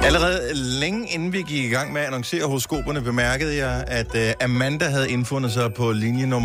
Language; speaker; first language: Danish; native; Danish